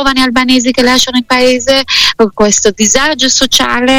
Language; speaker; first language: Italian; non-native, fluent; Albanian